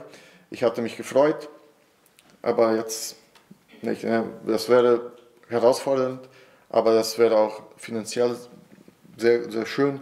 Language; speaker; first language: German; non-native, fluent; Portuguese